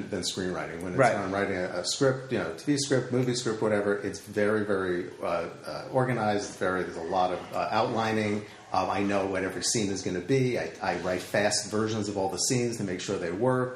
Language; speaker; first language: English; native; English